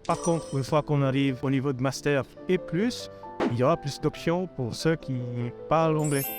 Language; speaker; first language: French; non-native, fluent; Filipino